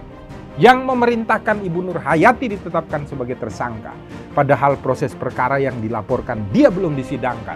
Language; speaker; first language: Indonesian; native; Indonesian